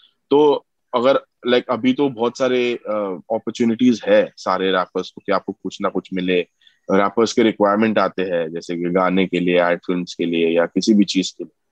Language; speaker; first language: Hindi; non-native, local second language; Marathi